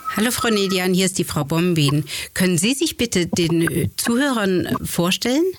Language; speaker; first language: German; native; German